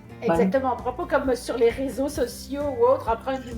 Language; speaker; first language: French; native; French